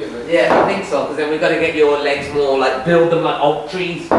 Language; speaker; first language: English; native; English